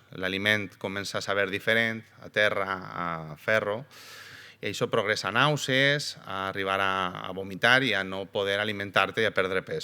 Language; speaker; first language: Catalan; native; Catalan